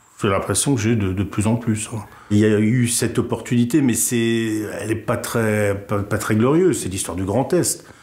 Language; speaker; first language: French; native; French